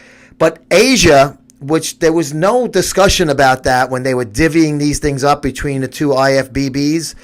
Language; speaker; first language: English; native; English